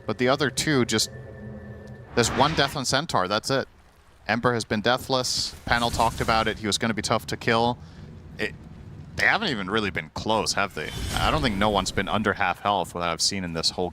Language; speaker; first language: English; native; English